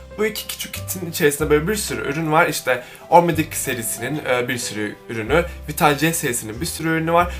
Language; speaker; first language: Turkish; native; Turkish